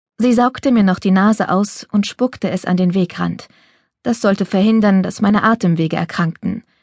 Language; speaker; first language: German; native; German